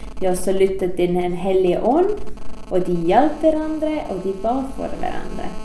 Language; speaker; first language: Norwegian; non-native, fluent; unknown